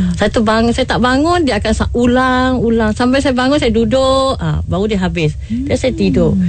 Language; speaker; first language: Malay; non-native, local second language; Chinese